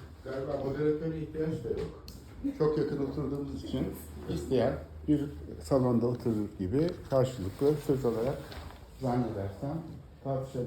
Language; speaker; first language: Turkish; native; Turkish